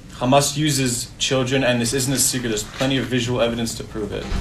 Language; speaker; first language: English; native; English